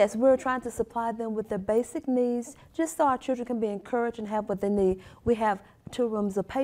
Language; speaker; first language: English; native; English